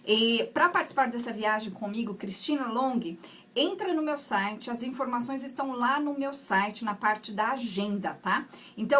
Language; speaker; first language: Portuguese; native; Portuguese